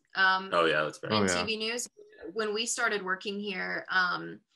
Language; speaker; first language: English; native; English